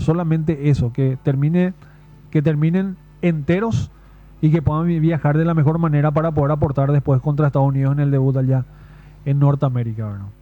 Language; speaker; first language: Spanish; native; Spanish